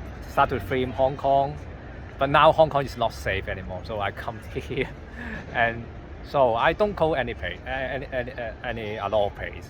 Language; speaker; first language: English; non-native, learner; Cantonese